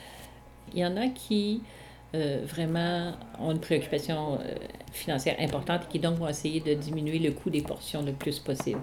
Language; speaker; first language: French; native; French